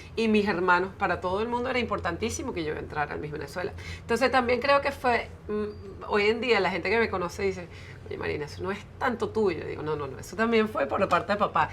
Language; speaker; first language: Spanish; early bilingual, heritage; Spanish